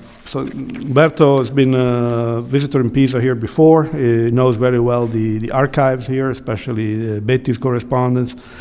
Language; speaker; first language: English; non-native, fluent; Italian